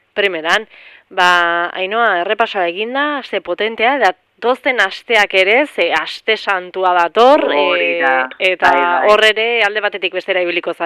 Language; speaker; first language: Basque; native; Basque